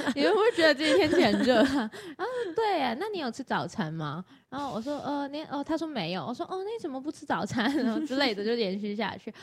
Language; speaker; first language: Chinese; non-native, local second language; Cantonese